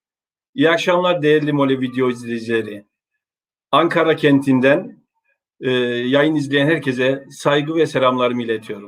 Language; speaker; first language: Turkish; native; Turkish